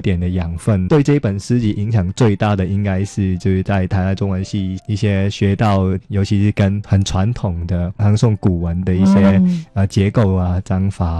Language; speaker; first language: Chinese; non-native, local second language; Cantonese